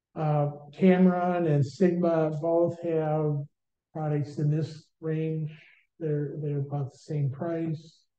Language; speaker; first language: English; native; English